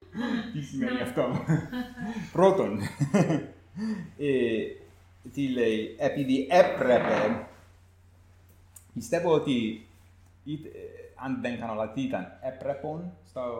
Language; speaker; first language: Greek; non-native, fluent; English